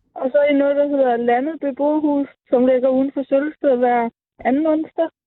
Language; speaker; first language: Danish; non-native, local second language; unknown